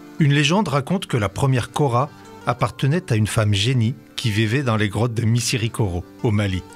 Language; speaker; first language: French; native; French